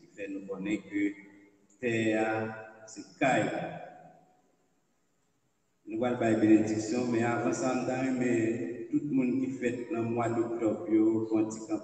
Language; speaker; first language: French; non-native, local second language; Haitian Creole